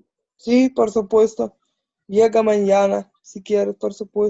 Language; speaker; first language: Spanish; non-native, learner; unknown